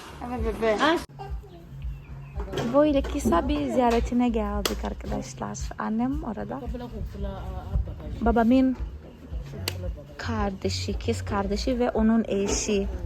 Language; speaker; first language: Turkish; non-native, fluent; Portuguese